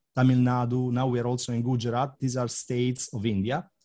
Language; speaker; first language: English; non-native, fluent; Italian